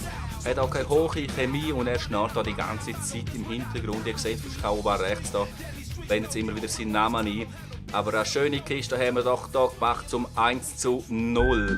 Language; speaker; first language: German; native; German